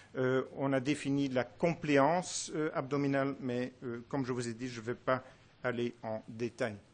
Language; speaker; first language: French; non-native, fluent; Dutch